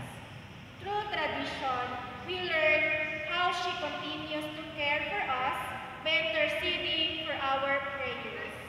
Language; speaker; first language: English; non-native, local second language; Hiligaynon